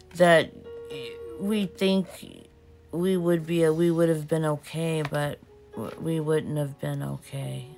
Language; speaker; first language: English; early bilingual, other home language; Portuguese